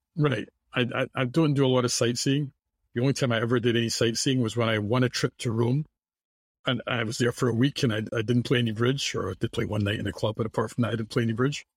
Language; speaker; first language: English; native; English